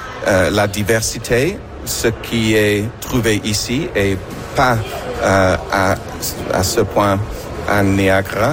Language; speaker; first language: French; non-native, fluent; English